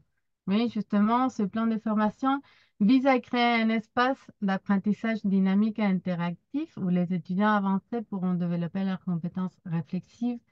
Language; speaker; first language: French; non-native, fluent; Spanish